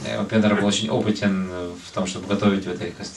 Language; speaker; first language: Russian; native; Russian